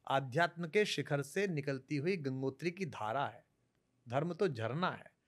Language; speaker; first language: Hindi; native; Hindi